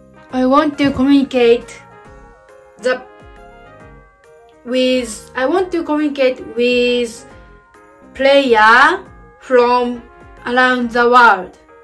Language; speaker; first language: English; non-native, learner; Japanese